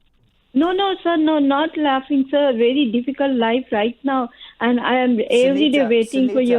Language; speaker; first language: English; non-native, learner; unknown